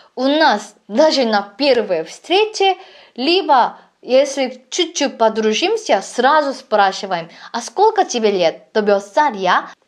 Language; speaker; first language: Russian; non-native, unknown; Korean